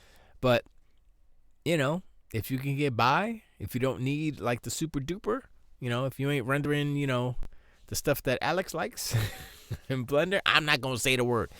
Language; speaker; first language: English; native; English